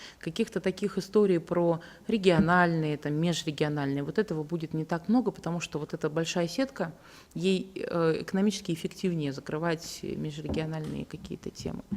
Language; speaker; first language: Russian; native; Russian